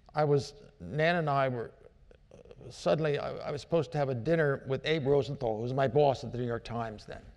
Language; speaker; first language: English; native; English